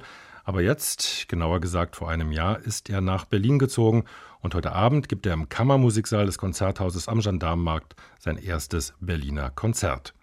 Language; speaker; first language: German; native; German